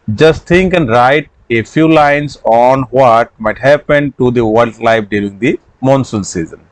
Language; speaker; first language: English; non-native, local second language; Assamese